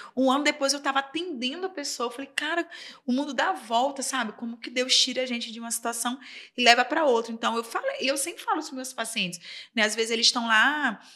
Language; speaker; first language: Portuguese; native; Portuguese